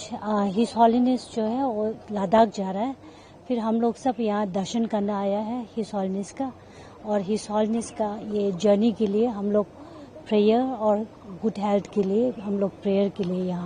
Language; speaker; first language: Hindi; non-native, local second language; Tibetan